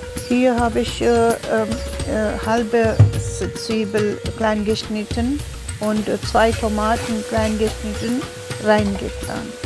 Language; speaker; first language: German; non-native, learner; Tulu